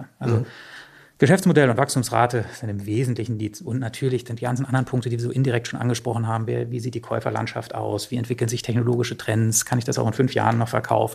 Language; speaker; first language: German; native; German